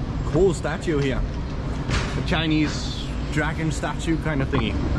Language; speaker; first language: English; non-native, fluent; Danish